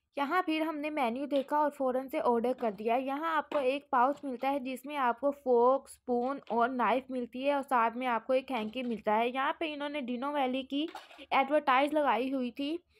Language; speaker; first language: Urdu; non-native, local second language; Punjabi